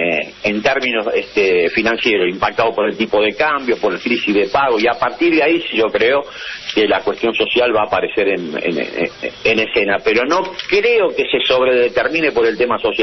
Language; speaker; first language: Spanish; native; Spanish